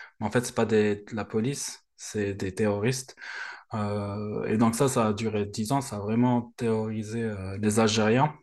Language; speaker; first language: French; non-native, local second language; Arabic